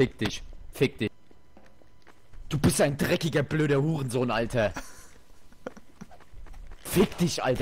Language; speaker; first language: German; native; German